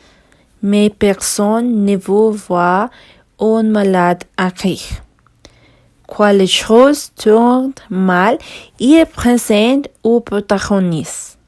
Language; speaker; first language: French; non-native, learner; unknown